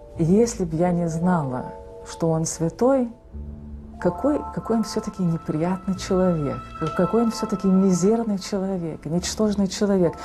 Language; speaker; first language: Russian; early bilingual, heritage; Russian